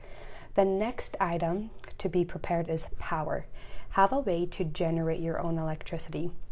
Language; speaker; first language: English; native; English